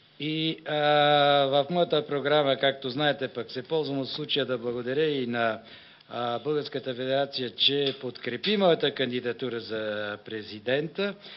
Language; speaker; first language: Bulgarian; native; Bulgarian